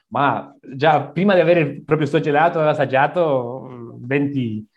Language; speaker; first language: Italian; non-native, learner; Spanish